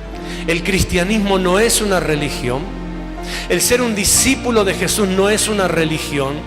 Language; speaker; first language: Spanish; native; Spanish